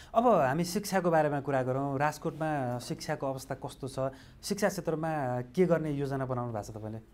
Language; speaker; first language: Nepali; native; Nepali